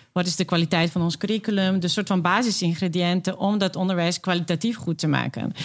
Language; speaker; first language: Dutch; early bilingual, other home language; Serbian